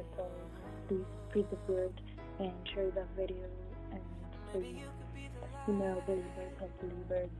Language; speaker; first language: English; non-native, fluent; Arabic